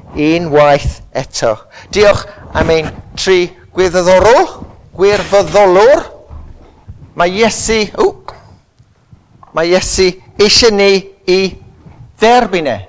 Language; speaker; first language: Welsh; non-native, local second language; English